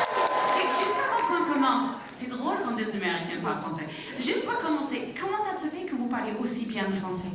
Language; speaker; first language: French; native; French